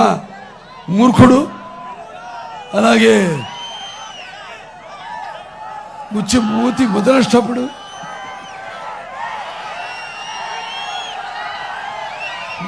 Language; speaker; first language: Telugu; native; Telugu